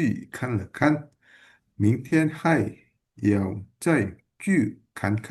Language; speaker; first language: Chinese; non-native, learner; Indonesian